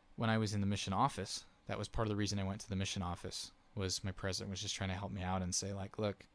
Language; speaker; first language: English; native; English